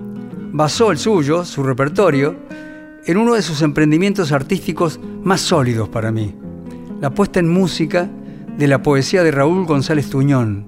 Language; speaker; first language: Spanish; native; Spanish